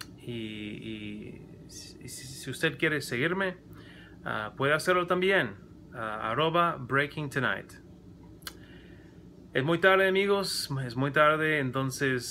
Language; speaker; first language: Spanish; non-native, learner; English